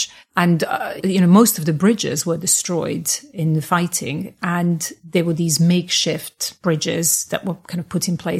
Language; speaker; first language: English; non-native, fluent; Bosnian